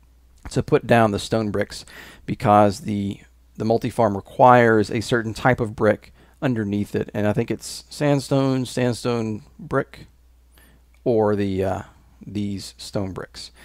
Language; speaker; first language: English; native; English